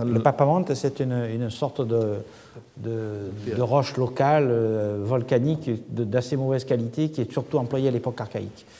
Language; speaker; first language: French; native; French